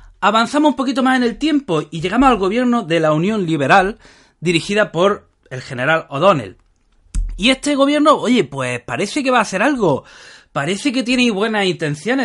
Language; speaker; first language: Spanish; native; Spanish